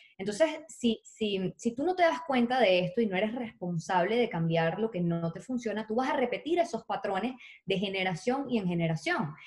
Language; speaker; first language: Spanish; native; Spanish